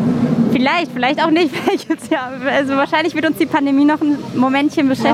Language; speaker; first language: German; native; German